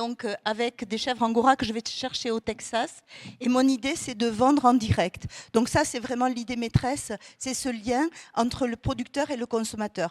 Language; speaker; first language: French; native; French